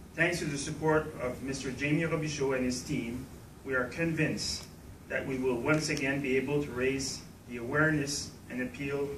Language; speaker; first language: English; non-native, local second language; French